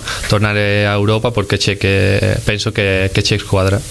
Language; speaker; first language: Italian; non-native, learner; Spanish